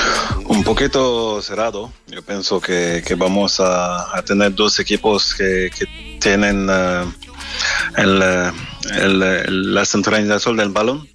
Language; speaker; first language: Spanish; non-native, fluent; French